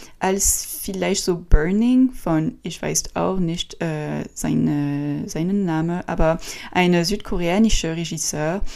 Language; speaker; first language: German; non-native, learner; French